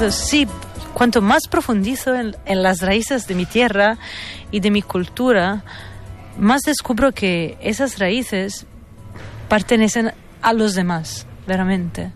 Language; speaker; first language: Spanish; non-native, fluent; Italian